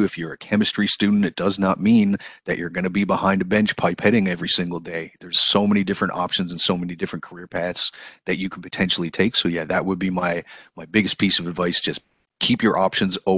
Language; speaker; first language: English; native; English